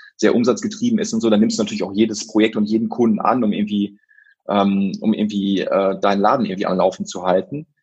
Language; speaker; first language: German; native; German